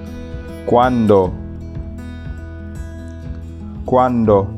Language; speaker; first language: Spanish; non-native, fluent; Wolof